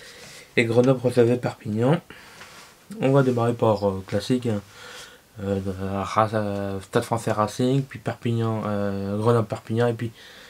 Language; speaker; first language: French; native; French